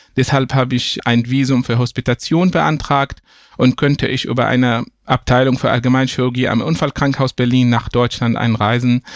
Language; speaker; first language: German; non-native, fluent; Arabic